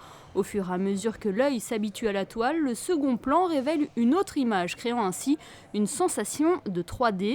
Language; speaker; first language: French; native; French